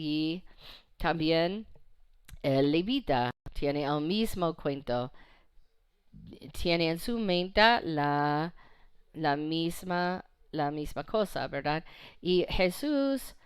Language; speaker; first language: Spanish; non-native, fluent; English